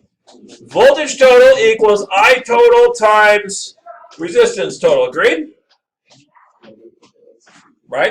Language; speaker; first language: English; native; English